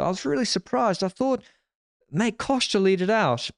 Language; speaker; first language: English; native; English